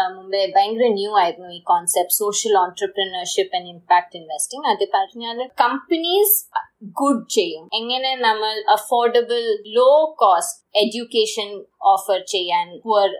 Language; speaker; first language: Malayalam; early bilingual, heritage; Malayalam